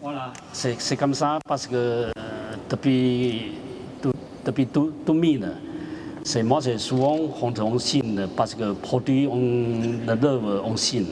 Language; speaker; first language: French; non-native, learner; Chinese